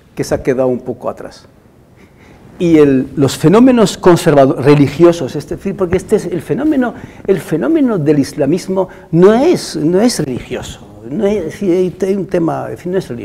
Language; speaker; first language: Spanish; non-native, fluent; Arabic